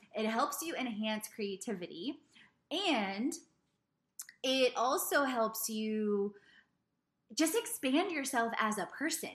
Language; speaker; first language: English; native; English